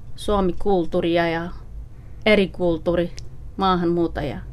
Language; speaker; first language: Finnish; non-native, learner; Somali